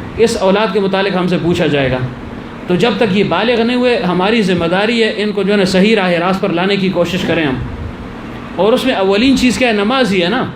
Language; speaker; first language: Urdu; non-native, local second language; Pashto